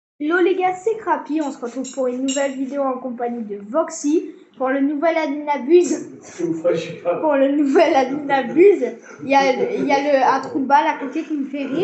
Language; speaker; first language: French; native; French